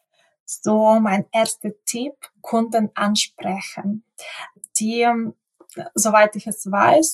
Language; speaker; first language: German; non-native, local second language; Ukrainian